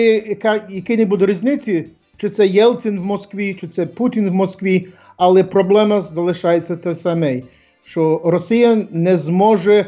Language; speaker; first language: Ukrainian; early bilingual, heritage; English